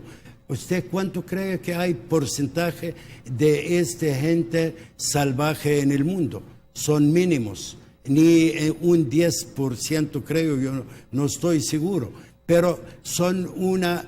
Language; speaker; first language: Spanish; non-native, local second language; Arabic